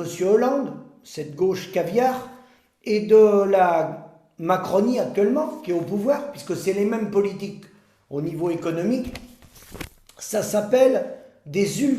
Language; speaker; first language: French; native; French